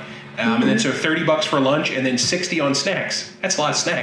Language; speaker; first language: English; native; English